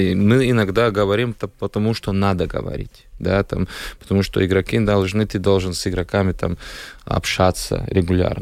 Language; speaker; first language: Russian; non-native, local second language; Latvian